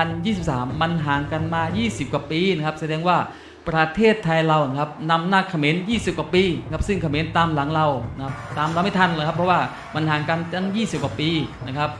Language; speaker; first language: Thai; non-native, local second language; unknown